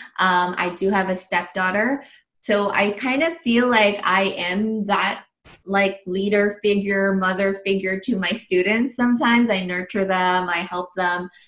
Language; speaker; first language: English; early bilingual, other home language; Filipino